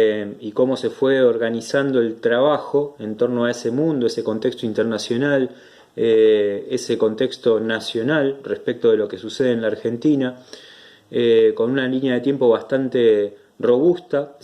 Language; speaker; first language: Spanish; native; Spanish